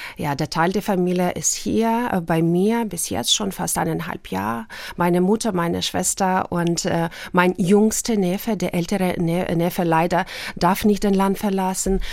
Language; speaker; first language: German; non-native, fluent; Russian